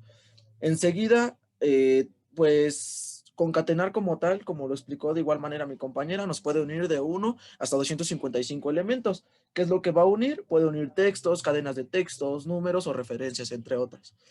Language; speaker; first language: Spanish; native; Spanish